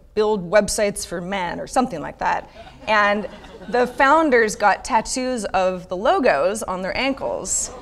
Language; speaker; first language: English; native; English